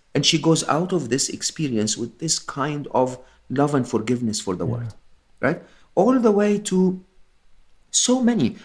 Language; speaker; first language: English; non-native, fluent; Arabic